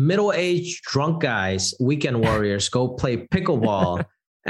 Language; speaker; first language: English; non-native, local second language; Cantonese